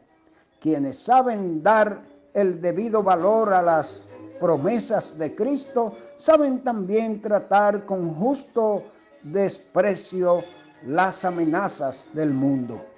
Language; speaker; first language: Spanish; native; Spanish